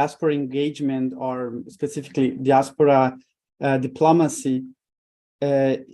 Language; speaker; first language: English; non-native, fluent; Portuguese